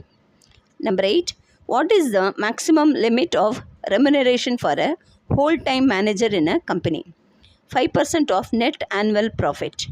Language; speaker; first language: English; non-native, local second language; Tamil